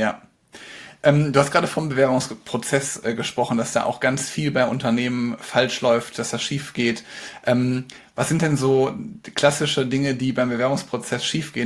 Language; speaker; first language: German; native; German